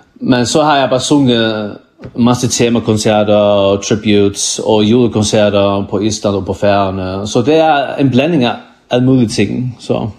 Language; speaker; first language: Danish; non-native, local second language; Faroese